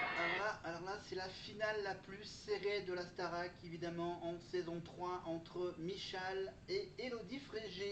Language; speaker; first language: French; native; French